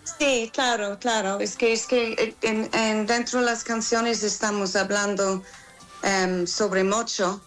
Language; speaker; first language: Spanish; non-native, learner; English